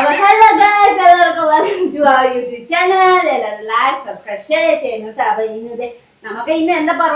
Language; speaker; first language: Malayalam; non-native, learner; Nepali